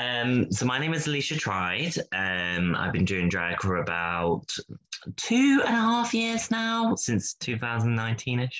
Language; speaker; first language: English; native; English